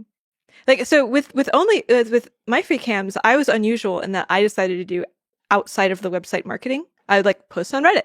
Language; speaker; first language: English; native; English